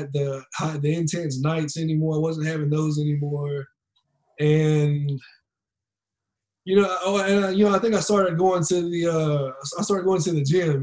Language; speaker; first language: English; native; English